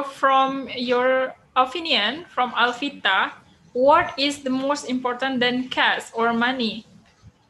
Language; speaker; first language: English; non-native, fluent; Indonesian